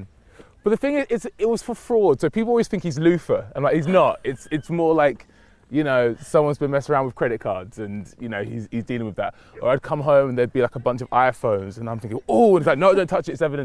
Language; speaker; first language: English; native; English